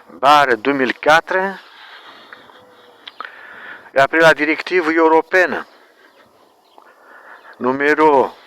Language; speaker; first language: French; non-native, learner; Romanian